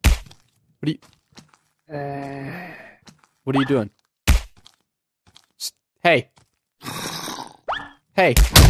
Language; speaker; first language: English; native; English